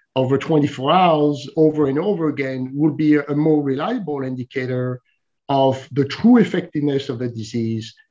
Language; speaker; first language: English; non-native, fluent; French